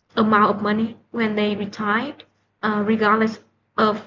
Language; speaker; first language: English; non-native, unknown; Vietnamese